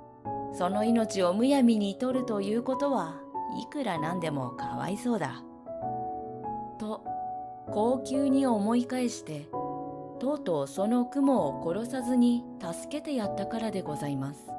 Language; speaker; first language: Japanese; native; Japanese